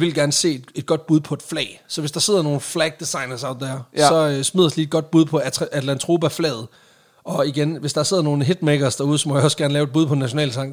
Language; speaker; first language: Danish; native; Danish